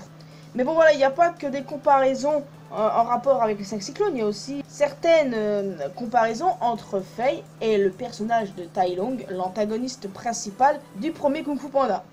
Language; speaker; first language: French; native; French